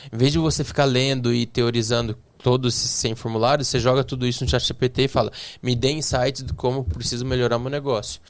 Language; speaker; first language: Portuguese; native; Portuguese